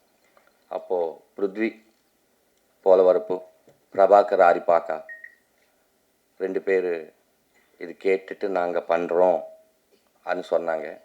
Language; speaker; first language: Tamil; non-native, learner; Telugu